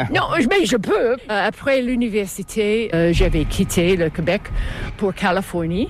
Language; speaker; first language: French; non-native, fluent; English